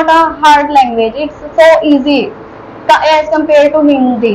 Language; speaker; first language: English; non-native, learner; Hindi